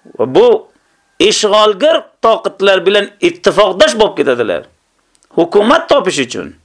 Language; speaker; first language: Uzbek; native; Uzbek